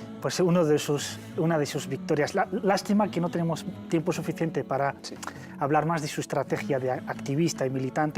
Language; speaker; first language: Spanish; native; Spanish